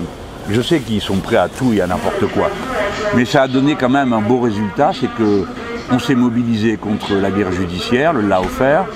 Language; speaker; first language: French; native; French